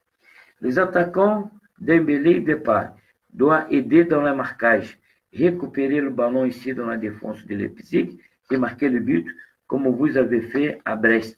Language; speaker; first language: French; non-native, fluent; Portuguese